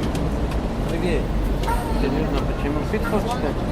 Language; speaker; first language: Russian; non-native, local second language; Tajik